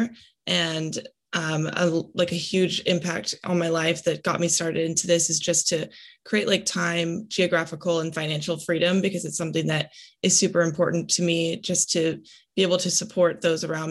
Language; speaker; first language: English; native; English